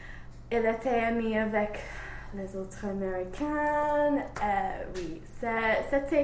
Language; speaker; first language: French; non-native, learner; English